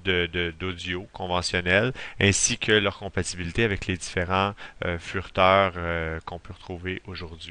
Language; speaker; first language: French; native; French